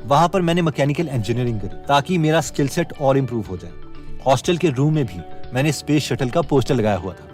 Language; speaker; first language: Hindi; native; Hindi